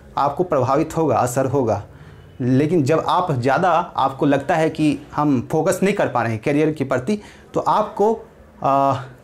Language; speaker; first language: Hindi; native; Hindi